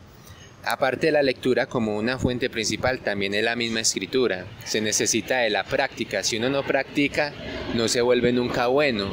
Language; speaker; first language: Spanish; native; Spanish